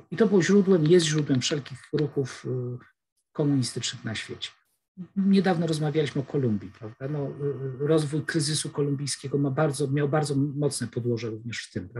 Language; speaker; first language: Polish; native; Polish